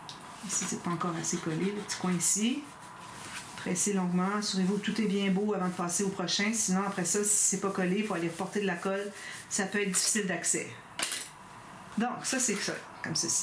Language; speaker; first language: French; native; French